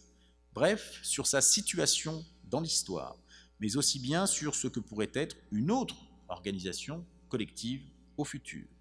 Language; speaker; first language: French; native; French